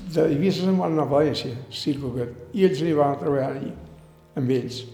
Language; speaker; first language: Catalan; native; Catalan